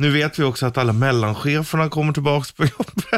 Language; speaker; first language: Swedish; native; Swedish